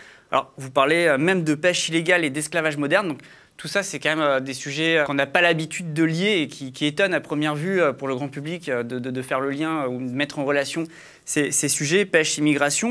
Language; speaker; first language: French; native; French